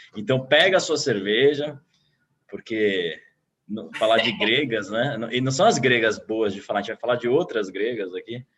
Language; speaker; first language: Portuguese; native; Portuguese